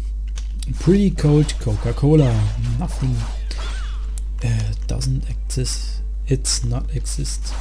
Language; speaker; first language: English; non-native, learner; German